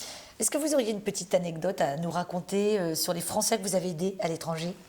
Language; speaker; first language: French; native; French